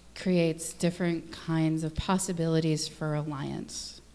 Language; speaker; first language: English; native; English